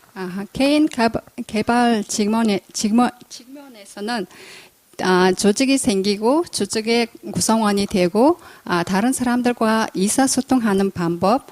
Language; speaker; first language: Korean; non-native, fluent; Mongolian